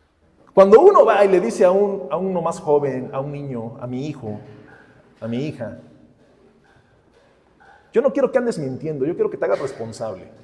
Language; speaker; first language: Spanish; native; Spanish